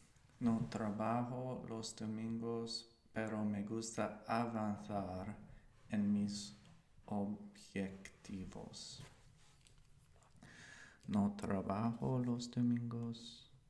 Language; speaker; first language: Spanish; non-native, learner; English